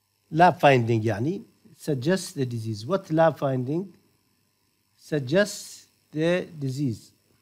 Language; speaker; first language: English; non-native, fluent; Arabic